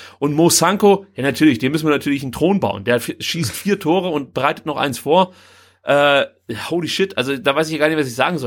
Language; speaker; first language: German; native; German